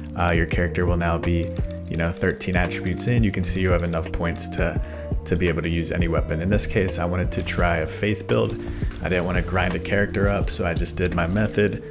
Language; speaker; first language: English; native; English